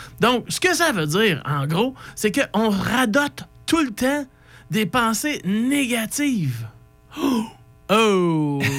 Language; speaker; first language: French; native; French